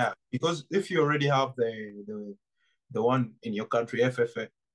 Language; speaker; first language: English; non-native, local second language; Ganda